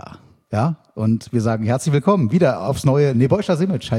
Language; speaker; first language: German; native; German